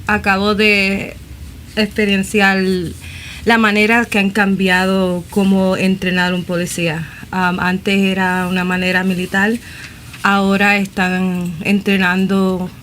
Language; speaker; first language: Spanish; early bilingual, other home language; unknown